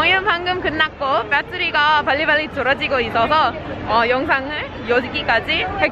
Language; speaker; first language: Korean; non-native, learner; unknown